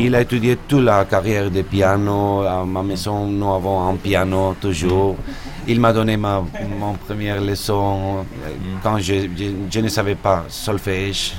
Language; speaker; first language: French; non-native, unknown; Spanish